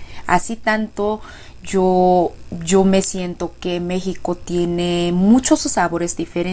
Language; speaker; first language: Spanish; non-native, fluent; Korean